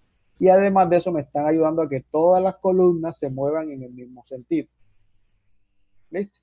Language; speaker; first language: Spanish; native; Spanish